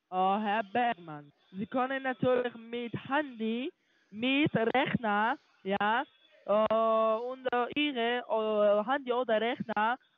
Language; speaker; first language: German; non-native, learner; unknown